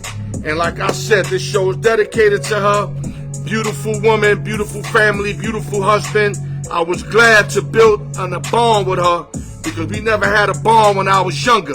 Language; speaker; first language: English; native; English